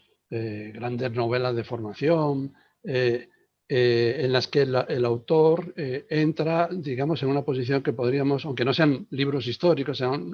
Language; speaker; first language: Spanish; native; Spanish